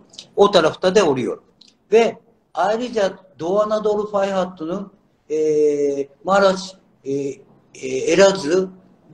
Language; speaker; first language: Turkish; non-native, learner; Japanese